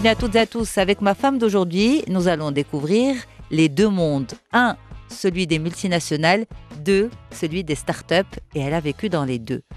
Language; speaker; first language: French; non-native, local second language; Arabic